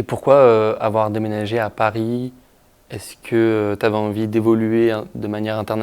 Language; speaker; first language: French; native; French